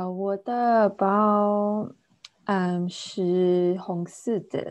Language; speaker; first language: Chinese; non-native, learner; English